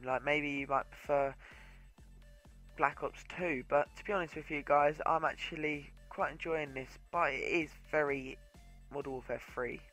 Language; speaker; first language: English; native; English